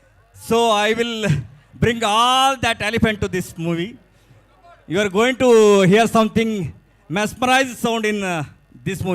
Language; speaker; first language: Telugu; non-native, learner; Kannada